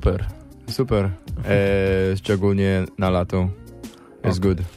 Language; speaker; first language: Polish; non-native, learner; English